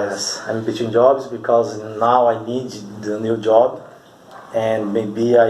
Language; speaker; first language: English; non-native, learner; Portuguese